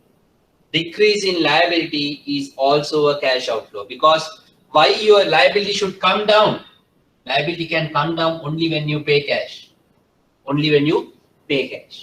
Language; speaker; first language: English; non-native, local second language; Sinhala